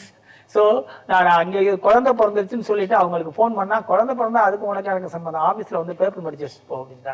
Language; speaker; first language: Tamil; native; Tamil